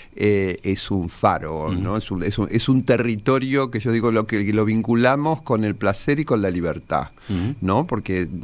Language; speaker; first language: Spanish; native; Spanish